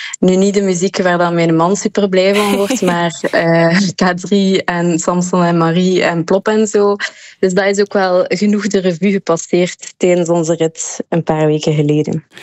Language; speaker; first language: Dutch; native; Dutch